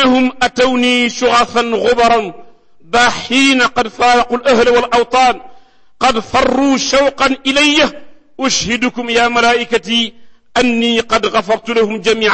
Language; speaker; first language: Arabic; non-native, fluent; Wolof